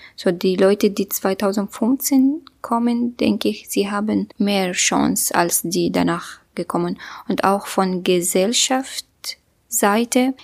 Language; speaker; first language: German; non-native, learner; Kurdish